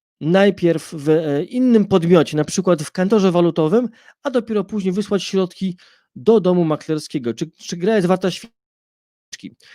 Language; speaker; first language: Polish; native; Polish